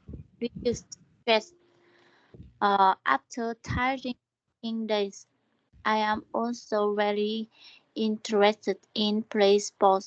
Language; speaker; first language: English; non-native, learner; Vietnamese